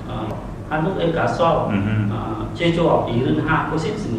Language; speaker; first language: Korean; non-native, learner; Vietnamese